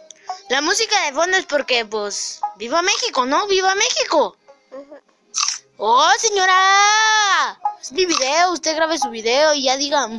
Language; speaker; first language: Spanish; native; Spanish